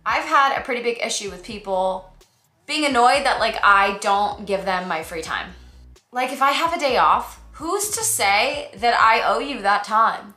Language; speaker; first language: English; native; English